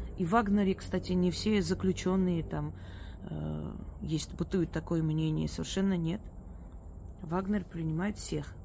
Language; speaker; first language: Russian; native; Russian